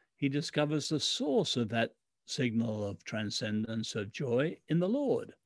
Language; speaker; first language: English; early bilingual, other home language; Chinese